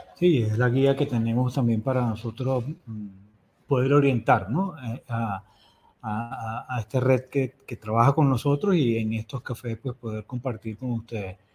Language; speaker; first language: Spanish; native; Spanish